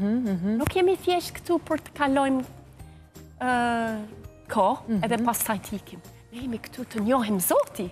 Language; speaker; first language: Albanian; non-native, fluent; English